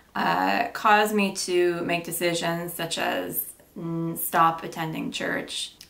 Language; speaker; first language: English; native; English